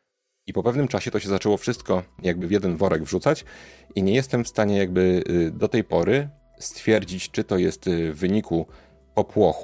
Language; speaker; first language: Polish; native; Polish